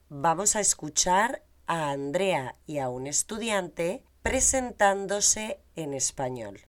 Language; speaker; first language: Spanish; native; Spanish